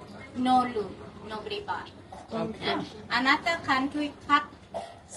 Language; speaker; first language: English; non-native, learner; Thai